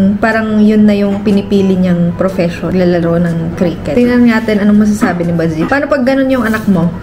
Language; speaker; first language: Filipino; native; Filipino